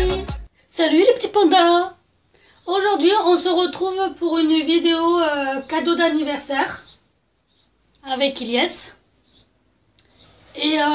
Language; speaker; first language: French; native; French